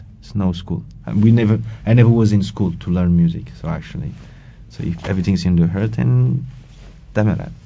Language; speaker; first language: English; non-native, local second language; Wolof